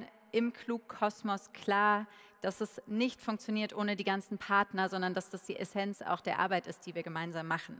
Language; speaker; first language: German; native; German